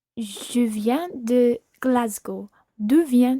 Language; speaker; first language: French; non-native, learner; English